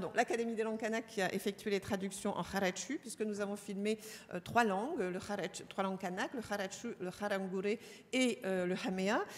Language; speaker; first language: French; native; French